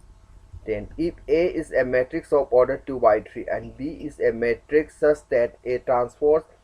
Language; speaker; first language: English; non-native, local second language; Manipuri